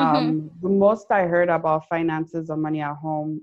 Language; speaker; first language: English; non-native, local second language; Yoruba